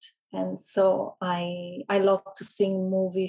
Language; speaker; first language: English; non-native, fluent; Italian